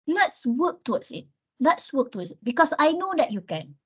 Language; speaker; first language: English; non-native, local second language; Malay